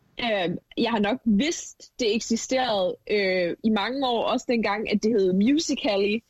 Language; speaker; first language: Danish; native; Danish